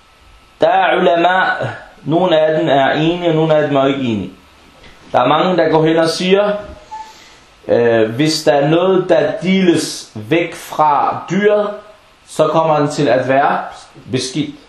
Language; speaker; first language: Danish; non-native, local second language; Arabic